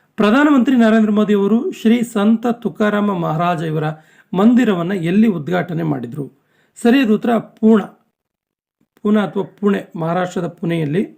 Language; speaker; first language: Kannada; native; Kannada